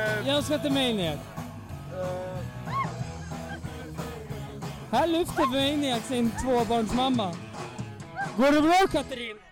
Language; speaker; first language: Swedish; native; Swedish